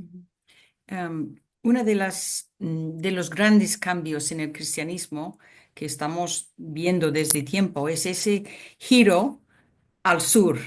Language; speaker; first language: Spanish; non-native, fluent; English